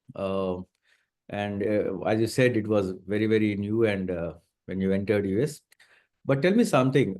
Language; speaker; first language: English; non-native, local second language; Telugu